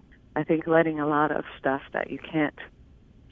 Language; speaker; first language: English; native; English